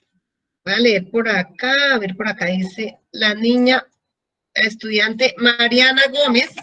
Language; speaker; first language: Spanish; native; Spanish